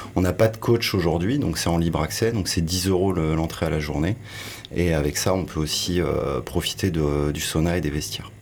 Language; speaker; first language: French; native; French